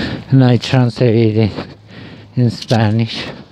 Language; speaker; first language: English; non-native, learner; Korean